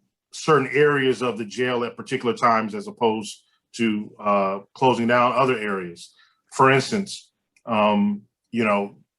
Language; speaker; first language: English; native; English